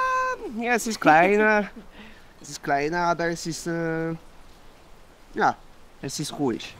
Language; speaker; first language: German; non-native, learner; French